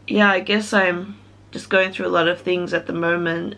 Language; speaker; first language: English; native; English